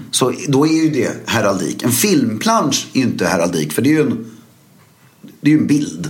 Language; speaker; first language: Swedish; non-native, fluent; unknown